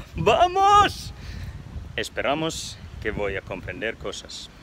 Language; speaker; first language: Spanish; non-native, learner; Finnish